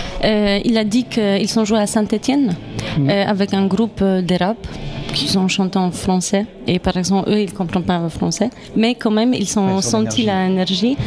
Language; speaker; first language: French; non-native, fluent; Polish